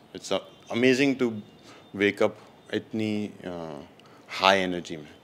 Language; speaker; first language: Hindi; native; Hindi